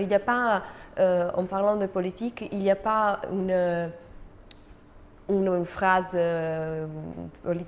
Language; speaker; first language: French; non-native, fluent; Italian